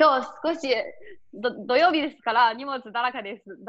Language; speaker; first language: Japanese; non-native, fluent; Chinese